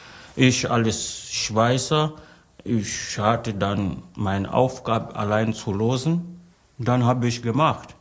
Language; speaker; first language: German; non-native, learner; Portuguese